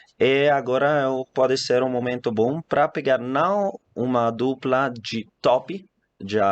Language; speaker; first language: Portuguese; non-native, fluent; Italian